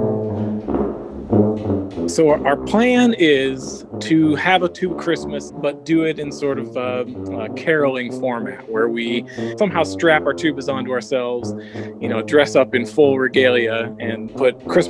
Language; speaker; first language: English; native; English